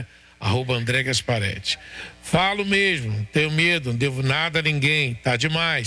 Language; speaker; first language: Portuguese; native; Portuguese